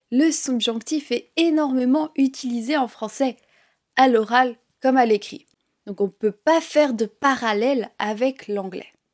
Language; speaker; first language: French; native; French